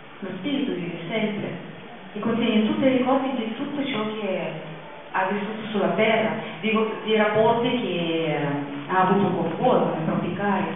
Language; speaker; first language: Italian; non-native, fluent; Russian